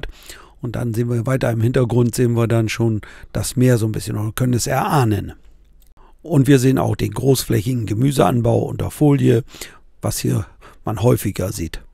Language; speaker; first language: German; native; German